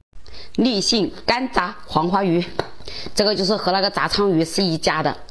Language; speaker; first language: Chinese; native; Chinese